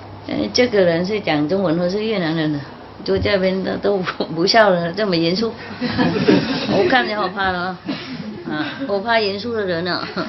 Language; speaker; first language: Chinese; non-native, fluent; Vietnamese